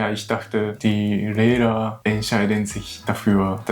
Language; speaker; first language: German; non-native, learner; Japanese